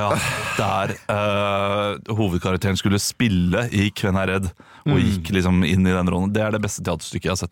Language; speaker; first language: Norwegian; native; Norwegian